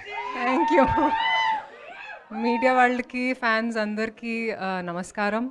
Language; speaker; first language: Telugu; non-native, local second language; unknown